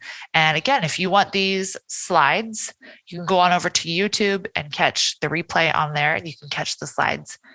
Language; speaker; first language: English; native; English